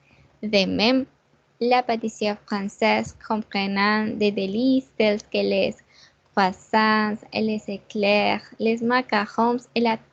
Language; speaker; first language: French; non-native, learner; Spanish